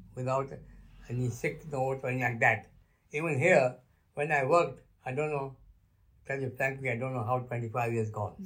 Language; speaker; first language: English; non-native, local second language; Luo (Kenya and Tanzania)